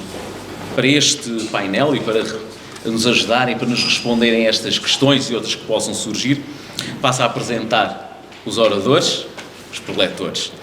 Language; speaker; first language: Portuguese; native; Portuguese